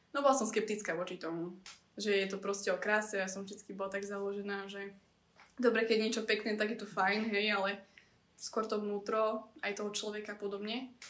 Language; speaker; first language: Slovak; native; Slovak